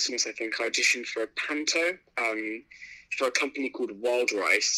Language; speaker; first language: English; native; English